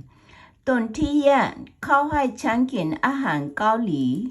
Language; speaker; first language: Thai; non-native, fluent; Burmese